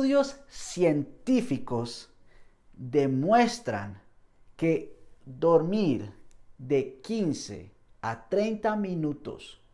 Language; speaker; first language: Spanish; non-native, fluent; English